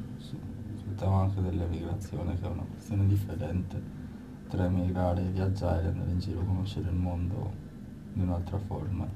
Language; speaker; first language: Italian; native; Italian